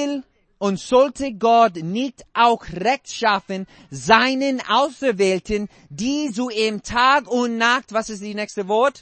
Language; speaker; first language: German; non-native, fluent; English